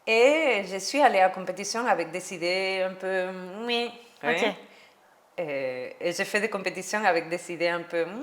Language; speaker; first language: French; non-native, learner; Spanish